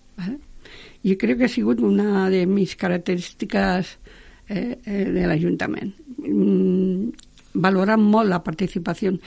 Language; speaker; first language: Catalan; non-native, local second language; Spanish